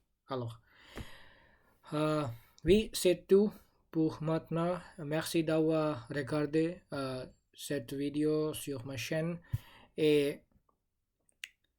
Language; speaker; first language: French; non-native, learner; English